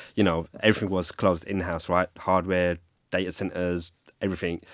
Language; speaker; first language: English; native; English